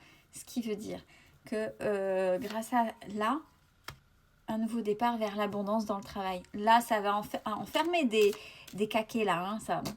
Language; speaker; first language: French; native; French